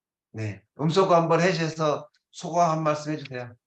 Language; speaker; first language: Korean; native; Korean